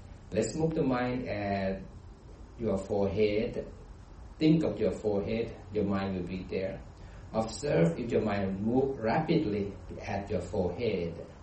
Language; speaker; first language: English; non-native, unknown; Thai